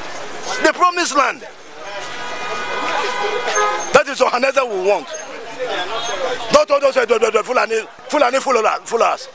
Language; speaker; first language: English; non-native, local second language; Igbo